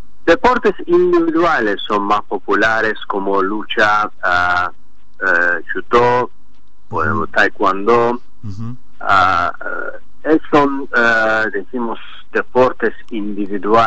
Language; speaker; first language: Spanish; non-native, learner; Azerbaijani